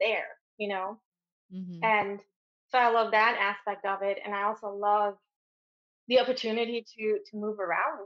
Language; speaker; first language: English; non-native, fluent; German